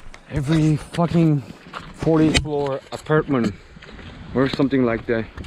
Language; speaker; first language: English; non-native, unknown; Korean